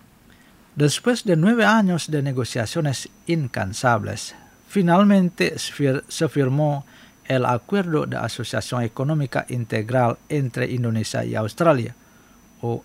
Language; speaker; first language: Spanish; non-native, fluent; Indonesian